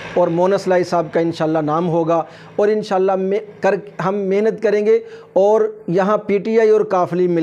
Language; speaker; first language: Urdu; non-native, local second language; Punjabi